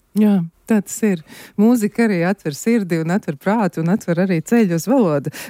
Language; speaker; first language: Latvian; native; Latvian